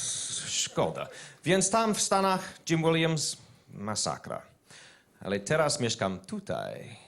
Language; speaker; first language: Polish; non-native, learner; English